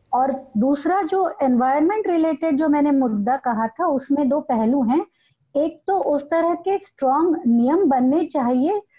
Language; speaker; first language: Hindi; non-native, local second language; Marathi